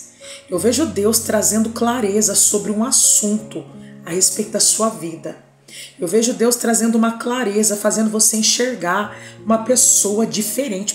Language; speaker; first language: Portuguese; native; Portuguese